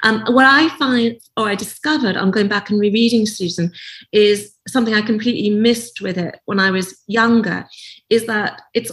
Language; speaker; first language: English; native; English